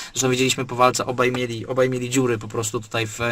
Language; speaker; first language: Polish; native; Polish